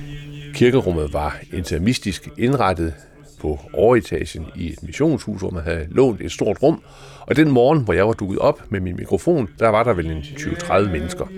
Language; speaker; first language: Danish; native; Danish